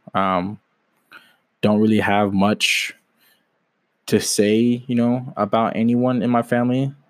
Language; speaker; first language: English; native; English